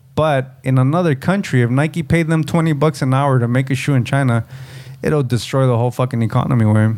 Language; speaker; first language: English; early bilingual, other home language; Spanish